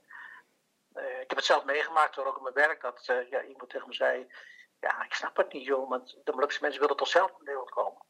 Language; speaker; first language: Dutch; early bilingual, other home language; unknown